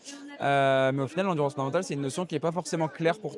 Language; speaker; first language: French; native; French